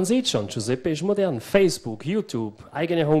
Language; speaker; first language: German; native; German